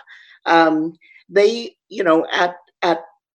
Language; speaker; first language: English; native; English